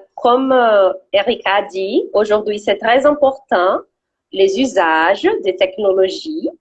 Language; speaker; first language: French; non-native, fluent; Portuguese